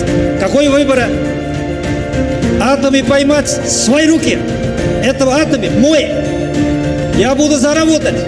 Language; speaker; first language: Russian; non-native, learner; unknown